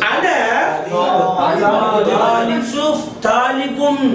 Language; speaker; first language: Arabic; non-native, fluent; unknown